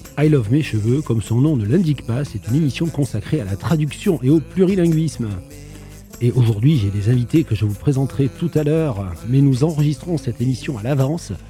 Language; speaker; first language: French; native; French